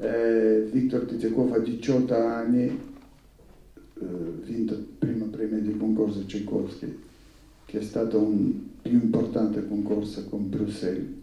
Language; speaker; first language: Italian; non-native, learner; Russian